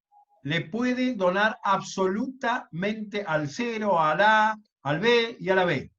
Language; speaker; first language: Spanish; native; Spanish